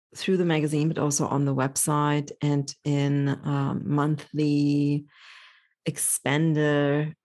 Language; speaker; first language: English; early bilingual, other home language; Polish